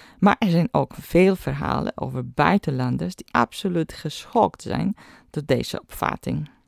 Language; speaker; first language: Dutch; non-native, fluent; Polish